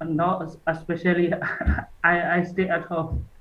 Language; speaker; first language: English; non-native, learner; Burmese